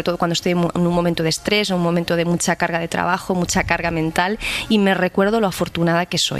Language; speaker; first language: Spanish; native; Spanish